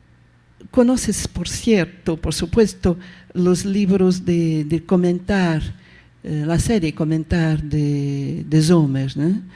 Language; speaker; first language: Spanish; non-native, fluent; Portuguese